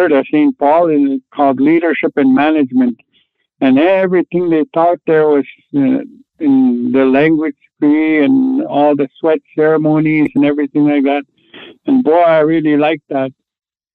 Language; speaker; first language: English; non-native, fluent; Cree